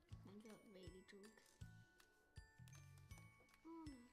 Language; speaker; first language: Welsh; non-native, local second language; English